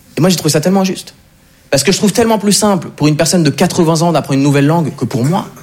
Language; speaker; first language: French; native; French